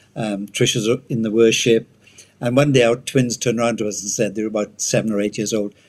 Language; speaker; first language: English; native; English